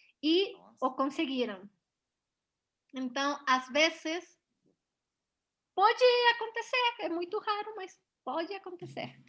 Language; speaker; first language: Portuguese; non-native, learner; Spanish